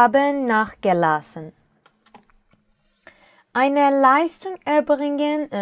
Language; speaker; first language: German; non-native, fluent; Persian